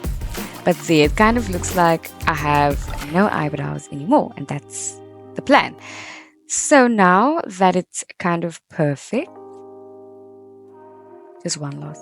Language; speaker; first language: English; native; English